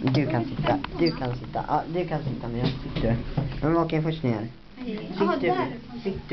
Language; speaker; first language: Swedish; native; Swedish